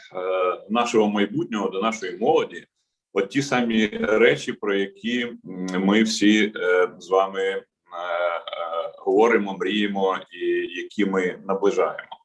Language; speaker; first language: Ukrainian; native; Ukrainian